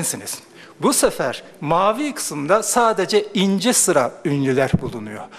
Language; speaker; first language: Turkish; non-native, fluent; Japanese